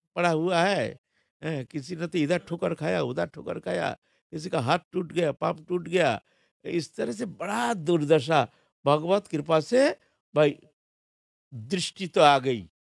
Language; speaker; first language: Hindi; non-native, local second language; Bangla